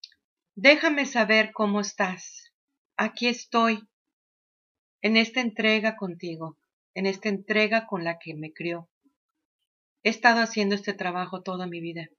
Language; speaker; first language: Spanish; native; Spanish